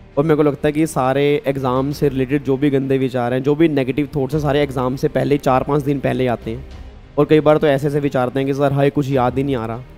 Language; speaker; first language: Hindi; native; Hindi